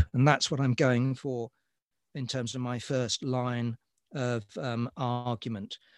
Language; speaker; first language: English; native; English